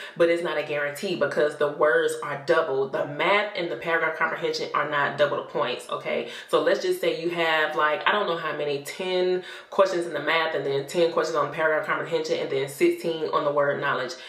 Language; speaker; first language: English; native; English